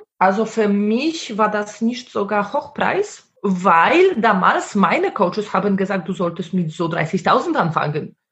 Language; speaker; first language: German; non-native, fluent; Polish